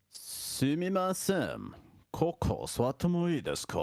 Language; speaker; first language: Japanese; non-native, learner; English